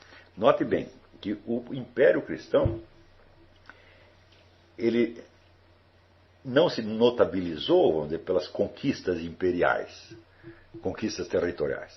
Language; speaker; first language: Portuguese; native; Portuguese